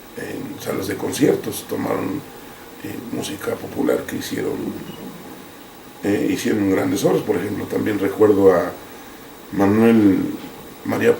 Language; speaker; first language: Spanish; native; Spanish